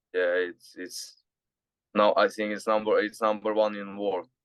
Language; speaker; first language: English; non-native, learner; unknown